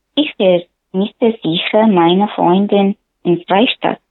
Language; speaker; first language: German; non-native, learner; Arabic